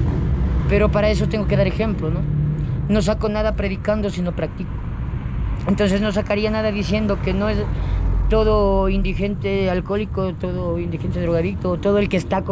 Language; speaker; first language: Spanish; native; Spanish